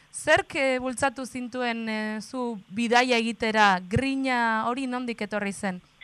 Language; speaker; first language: Basque; native; Basque